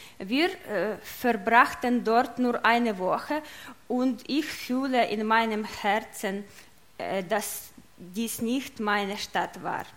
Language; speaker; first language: German; non-native, learner; Russian